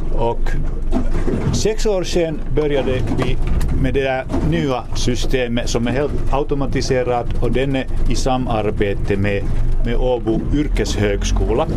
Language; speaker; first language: Swedish; non-native, local second language; Finnish